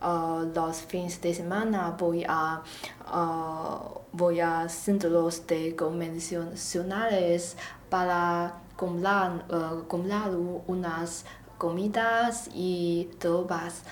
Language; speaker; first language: Spanish; non-native, learner; Chinese